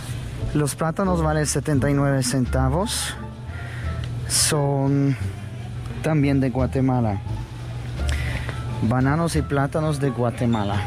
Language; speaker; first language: Spanish; non-native, fluent; Russian